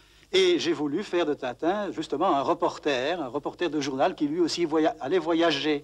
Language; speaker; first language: French; native; French